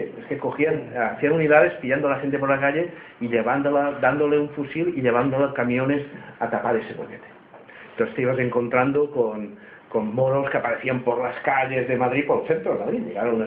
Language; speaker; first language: Spanish; native; Spanish